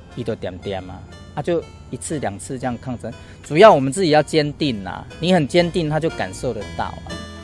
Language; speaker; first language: Chinese; native; Chinese